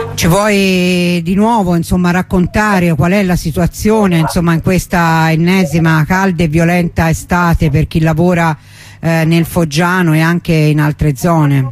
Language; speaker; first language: Italian; native; Italian